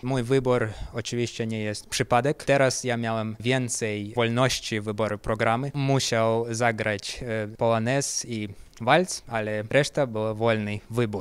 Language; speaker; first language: Polish; non-native, fluent; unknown